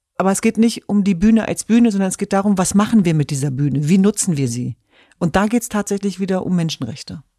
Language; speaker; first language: German; early bilingual, other home language; Kurdish